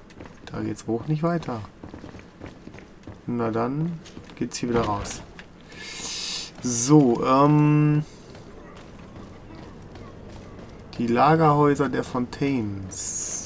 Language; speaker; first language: German; native; German